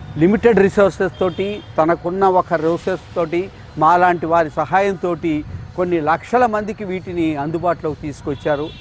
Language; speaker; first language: Telugu; native; Telugu